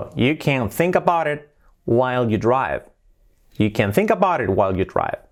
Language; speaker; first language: English; non-native, fluent; Spanish